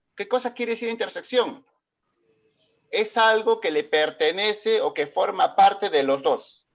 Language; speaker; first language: Spanish; native; Spanish